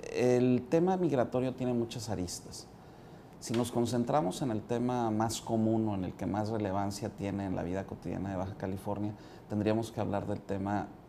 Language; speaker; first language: Spanish; native; Spanish